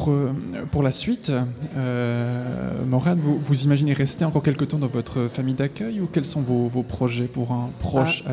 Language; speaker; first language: French; native; French